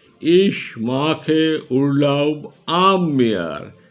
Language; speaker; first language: German; non-native, learner; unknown